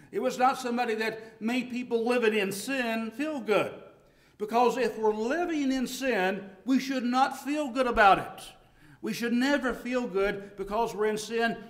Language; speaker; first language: English; native; English